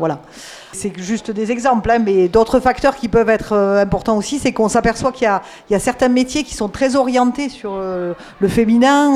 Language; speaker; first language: French; native; French